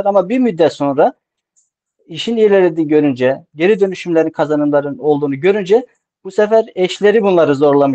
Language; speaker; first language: Turkish; native; Turkish